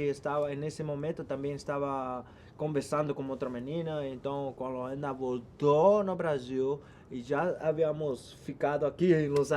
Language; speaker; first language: Portuguese; non-native, learner; Spanish